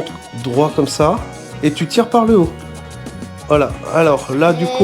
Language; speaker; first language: French; native; French